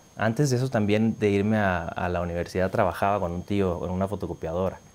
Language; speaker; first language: Spanish; native; Spanish